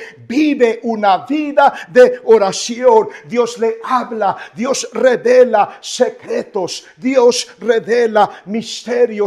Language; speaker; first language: Spanish; native; Spanish